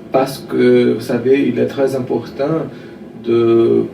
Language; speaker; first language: French; non-native, fluent; Portuguese